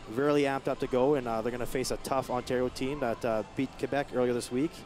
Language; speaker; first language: English; early bilingual, other home language; French